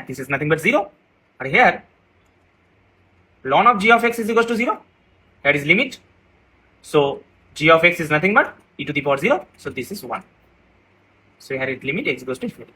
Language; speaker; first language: English; non-native, local second language; Hindi